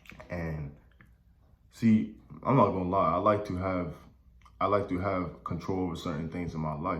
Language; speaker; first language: English; native; English